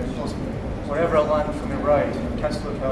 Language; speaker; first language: English; native; English